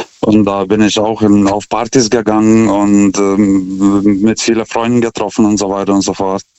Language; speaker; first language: German; non-native, fluent; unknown